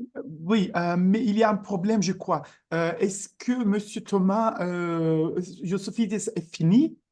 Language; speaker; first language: French; non-native, learner; Turkish